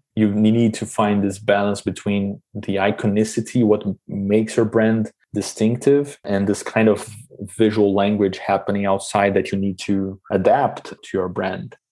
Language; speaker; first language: English; non-native, fluent; Portuguese